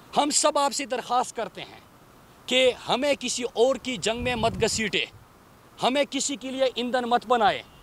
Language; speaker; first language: Urdu; non-native, local second language; Pashto